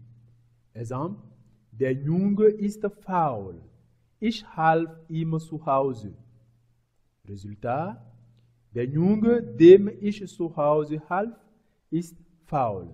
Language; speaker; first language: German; non-native, fluent; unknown